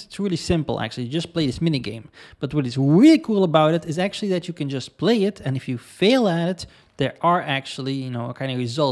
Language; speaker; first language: English; non-native, fluent; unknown